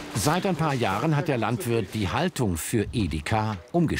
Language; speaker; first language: German; native; German